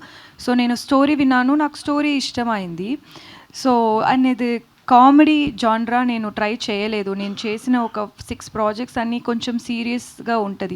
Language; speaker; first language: Telugu; non-native, local second language; Tamil